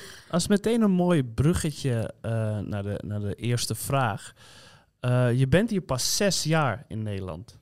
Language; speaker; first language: Dutch; native; Dutch